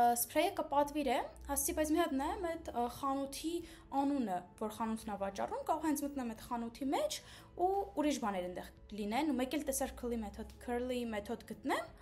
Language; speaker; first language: Armenian; early bilingual, heritage; Armenian